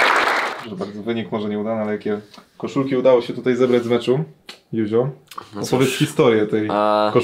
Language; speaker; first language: Polish; native; Polish